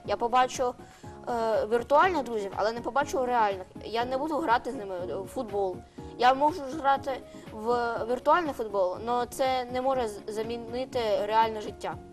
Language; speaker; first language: Ukrainian; non-native, local second language; Russian